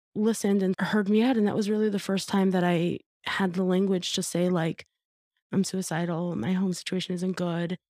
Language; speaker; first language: English; native; English